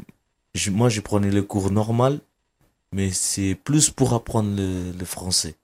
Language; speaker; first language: French; non-native, fluent; Kabuverdianu